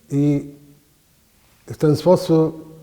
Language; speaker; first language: Polish; non-native, fluent; Japanese